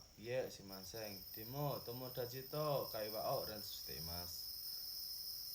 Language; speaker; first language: Japanese; non-native, learner; Indonesian